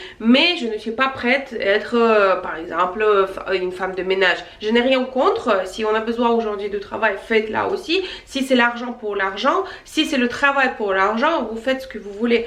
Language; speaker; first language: French; non-native, fluent; Russian